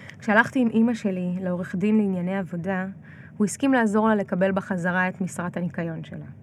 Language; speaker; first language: Hebrew; early bilingual, other home language; Russian